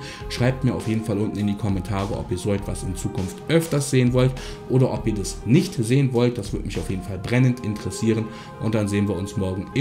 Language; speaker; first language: German; native; German